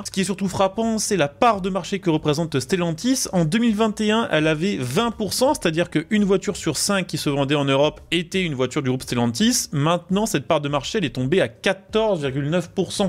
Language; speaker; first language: French; native; French